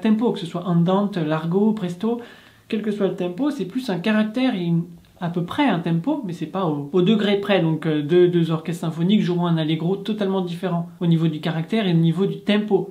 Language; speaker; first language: French; native; French